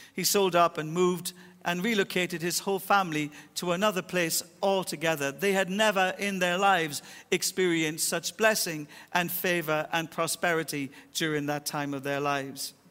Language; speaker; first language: English; native; English